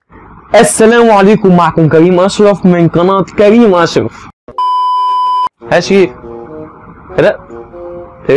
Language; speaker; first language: Arabic; native; Arabic